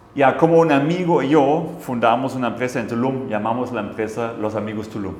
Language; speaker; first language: Spanish; non-native, fluent; German